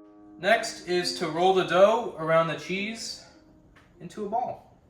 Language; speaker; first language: English; native; English